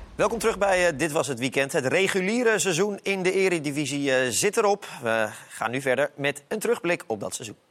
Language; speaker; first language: Dutch; native; Dutch